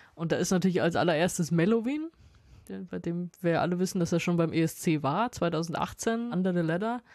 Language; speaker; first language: German; native; German